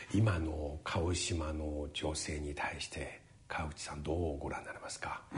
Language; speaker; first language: Japanese; non-native, fluent; Chinese